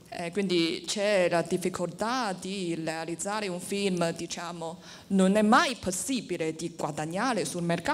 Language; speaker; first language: Italian; non-native, learner; Chinese